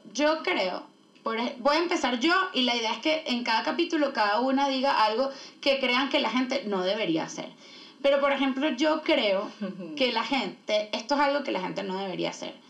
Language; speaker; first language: Spanish; native; Spanish